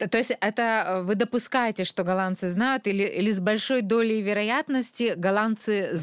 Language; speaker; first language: Russian; native; Russian